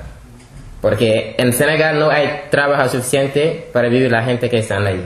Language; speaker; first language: Spanish; non-native, fluent; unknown